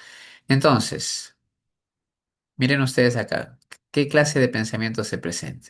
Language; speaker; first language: Spanish; native; Spanish